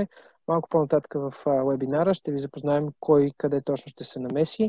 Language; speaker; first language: Bulgarian; native; Bulgarian